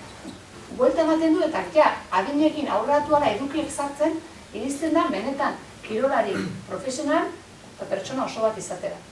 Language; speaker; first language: Basque; native; Basque